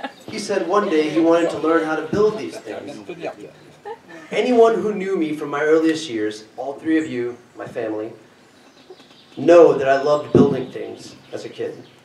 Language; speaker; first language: English; native; English